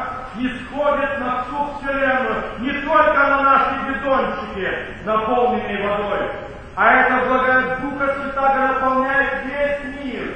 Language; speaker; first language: Russian; native; Russian